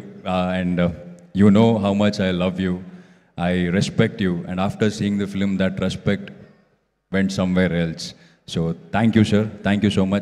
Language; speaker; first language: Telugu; non-native, local second language; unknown